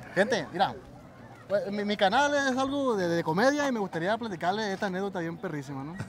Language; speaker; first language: Spanish; native; Spanish